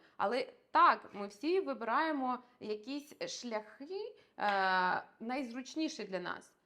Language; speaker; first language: Ukrainian; non-native, local second language; Russian